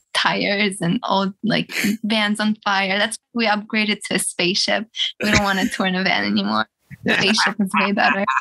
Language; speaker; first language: English; early bilingual, other home language; Russian